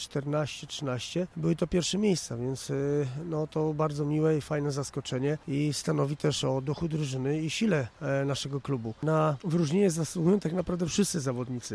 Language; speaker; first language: Polish; native; Polish